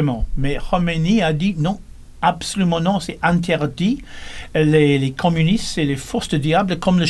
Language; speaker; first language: French; non-native, learner; English